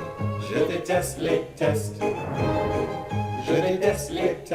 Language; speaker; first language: French; non-native, fluent; English